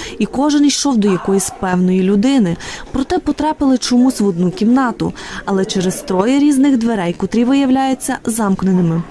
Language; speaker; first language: Ukrainian; native; Ukrainian